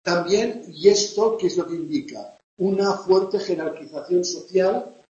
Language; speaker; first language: Spanish; non-native, local second language; Catalan